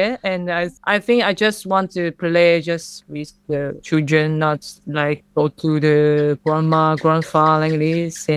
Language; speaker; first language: English; non-native, learner; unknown